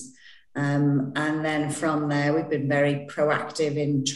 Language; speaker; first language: English; native; English